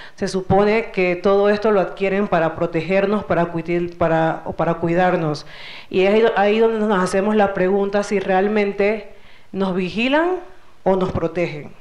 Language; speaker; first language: Spanish; native; Spanish